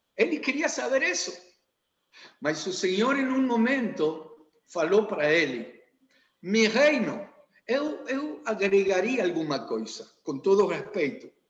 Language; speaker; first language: Portuguese; non-native, learner; Spanish